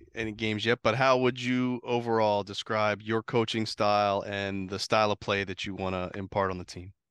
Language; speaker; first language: English; native; English